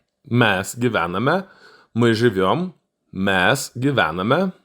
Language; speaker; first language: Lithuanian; non-native, fluent; Russian